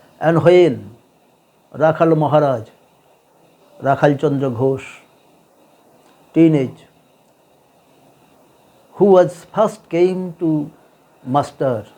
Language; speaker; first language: English; non-native, local second language; Bangla